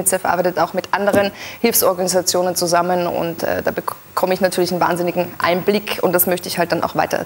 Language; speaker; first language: German; native; German